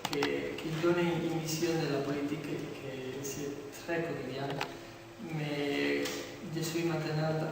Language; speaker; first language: French; non-native, learner; Spanish